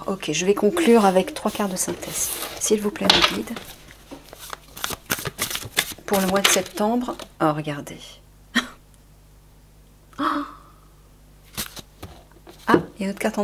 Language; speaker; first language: French; native; French